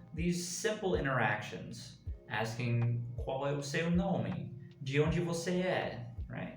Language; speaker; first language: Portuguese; non-native, learner; English